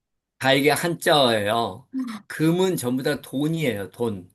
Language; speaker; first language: Korean; native; Korean